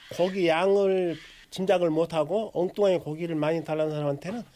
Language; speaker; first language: Korean; native; Korean